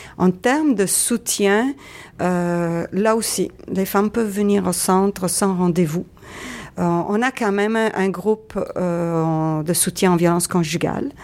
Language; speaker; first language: French; native; French